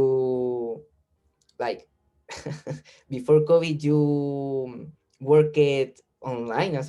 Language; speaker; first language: English; non-native, learner; Spanish